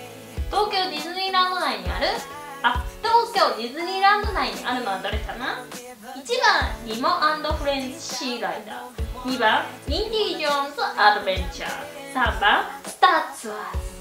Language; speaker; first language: Japanese; native; Japanese